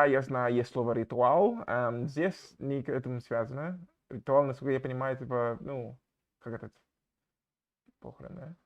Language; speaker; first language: Russian; non-native, fluent; English